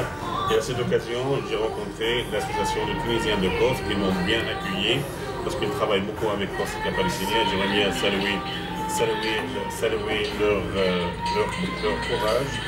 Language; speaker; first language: French; non-native, fluent; Arabic